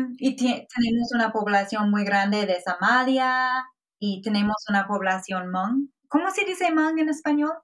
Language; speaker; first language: Spanish; non-native, fluent; English